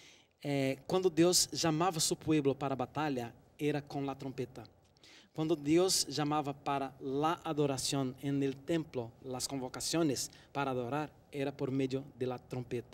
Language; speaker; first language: Spanish; non-native, fluent; Portuguese